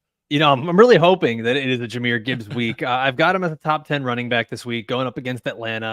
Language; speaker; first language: English; native; English